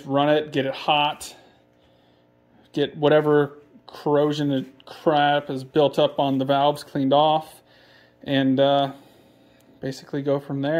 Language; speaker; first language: English; native; English